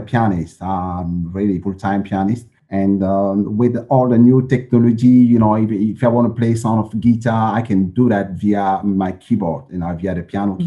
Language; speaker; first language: English; non-native, local second language; French